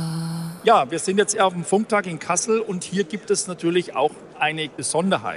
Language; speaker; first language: German; native; German